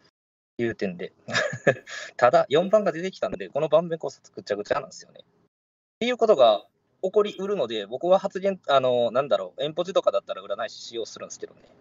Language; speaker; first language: Japanese; native; Japanese